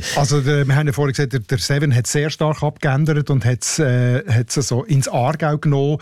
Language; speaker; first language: German; native; German